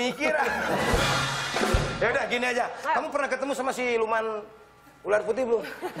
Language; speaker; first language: Indonesian; native; Indonesian